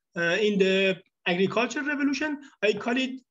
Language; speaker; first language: English; non-native, fluent; Persian